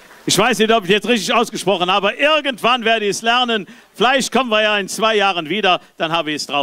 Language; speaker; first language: German; native; German